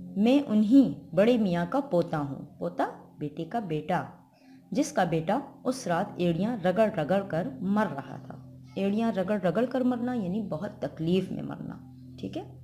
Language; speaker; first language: Urdu; non-native, local second language; Pashto